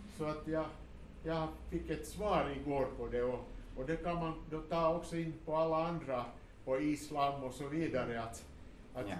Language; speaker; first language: Swedish; native; Swedish